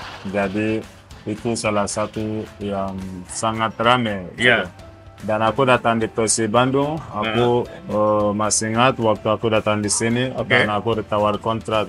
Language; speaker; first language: Indonesian; non-native, fluent; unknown